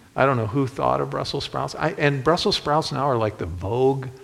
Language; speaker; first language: English; native; English